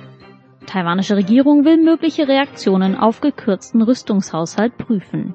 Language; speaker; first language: German; native; German